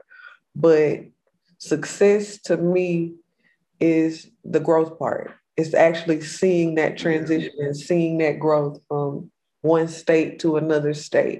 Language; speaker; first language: English; native; English